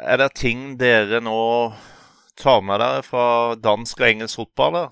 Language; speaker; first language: Norwegian; native; Norwegian